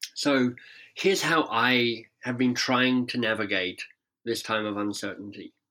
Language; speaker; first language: English; native; English